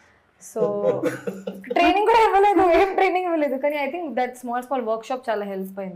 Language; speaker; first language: Telugu; non-native, learner; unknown